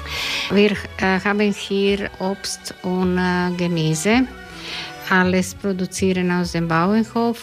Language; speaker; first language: German; non-native, learner; Croatian